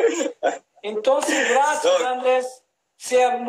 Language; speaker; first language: Spanish; non-native, learner; Portuguese